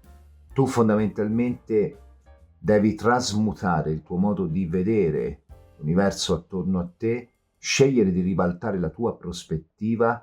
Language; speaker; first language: Italian; native; Italian